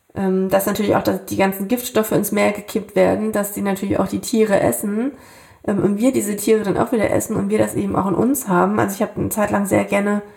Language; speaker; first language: German; native; German